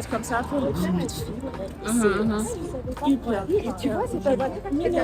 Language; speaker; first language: French; non-native, fluent; German